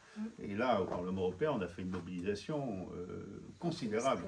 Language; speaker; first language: French; native; French